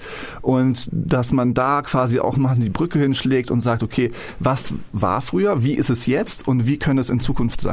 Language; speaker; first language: German; early bilingual, other home language; Polish